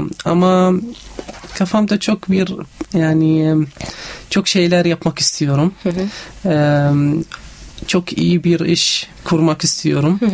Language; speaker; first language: Turkish; non-native, fluent; Arabic